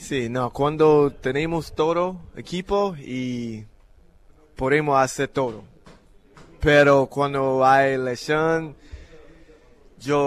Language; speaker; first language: Spanish; non-native, learner; English